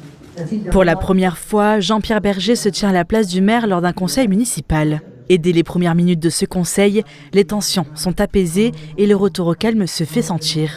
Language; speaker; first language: French; native; French